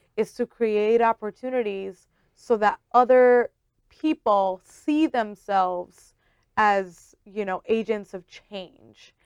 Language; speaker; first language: English; early bilingual, other home language; Spanish